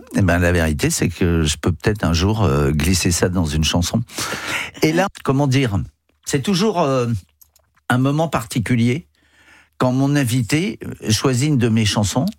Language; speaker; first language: French; native; French